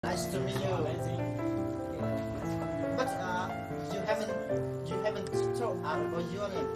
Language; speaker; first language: English; non-native, learner; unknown